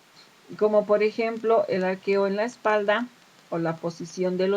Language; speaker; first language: Spanish; native; Spanish